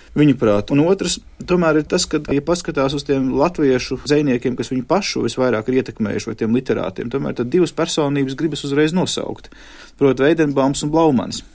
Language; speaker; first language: Latvian; native; Latvian